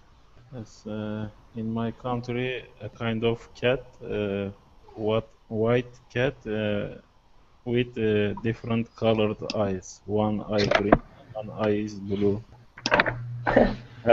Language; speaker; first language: English; non-native, learner; Turkish